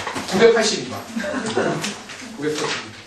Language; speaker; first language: Korean; native; Korean